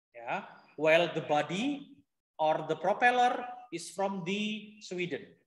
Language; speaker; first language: English; non-native, fluent; Indonesian